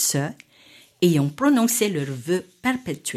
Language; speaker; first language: French; non-native, fluent; Filipino